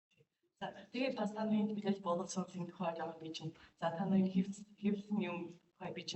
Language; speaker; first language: Mongolian; non-native, fluent; English